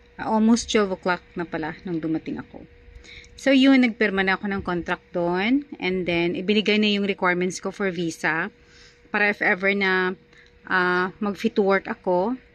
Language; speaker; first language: Filipino; non-native, local second language; Hiligaynon